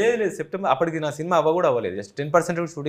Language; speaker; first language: Telugu; native; Telugu